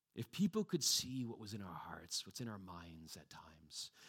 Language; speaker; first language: English; native; English